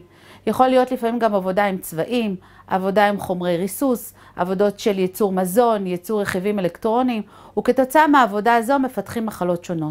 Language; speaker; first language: Hebrew; native; Hebrew